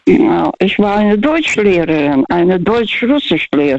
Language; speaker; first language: German; non-native, fluent; Russian